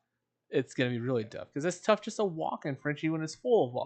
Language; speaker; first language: English; native; English